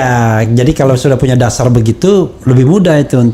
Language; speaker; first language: Indonesian; native; Indonesian